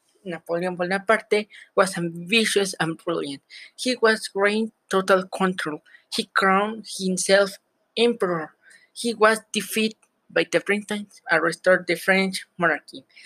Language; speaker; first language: English; non-native, learner; Spanish